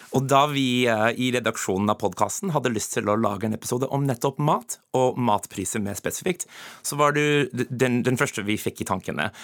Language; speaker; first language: Norwegian; non-native, fluent; English